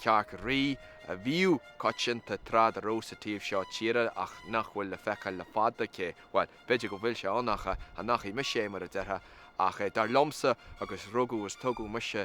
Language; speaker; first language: Irish; non-native, local second language; English